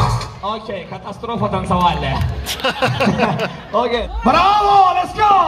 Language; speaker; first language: Russian; non-native, learner; Turkish